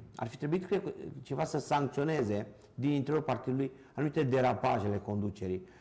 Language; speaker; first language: Romanian; native; Romanian